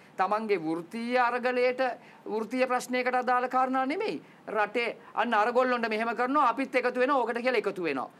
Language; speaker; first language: Sinhala; native; Sinhala